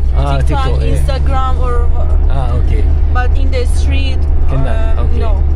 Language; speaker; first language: English; non-native, learner; Persian